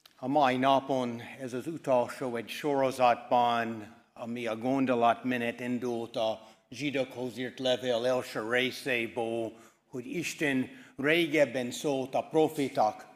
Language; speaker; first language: Hungarian; non-native, fluent; English